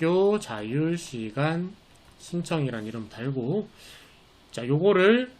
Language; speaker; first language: Korean; native; Korean